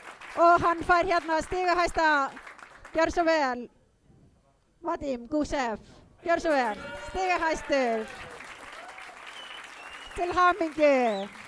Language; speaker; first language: Icelandic; native; Icelandic